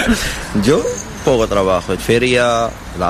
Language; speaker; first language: Spanish; non-native, learner; Arabic